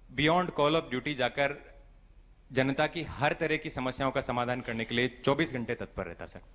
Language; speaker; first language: Hindi; native; Hindi